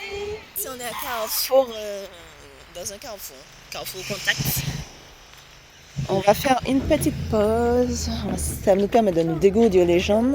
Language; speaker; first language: French; native; French